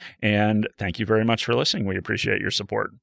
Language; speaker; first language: English; native; English